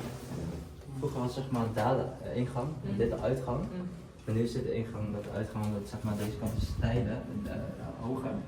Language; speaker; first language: Dutch; early bilingual, other home language; Vietnamese